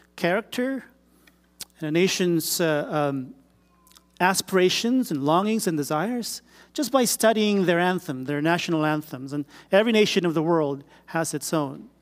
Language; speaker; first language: English; non-native, local second language; Filipino